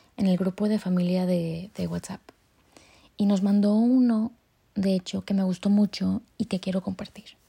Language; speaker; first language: Spanish; early bilingual, heritage; Spanish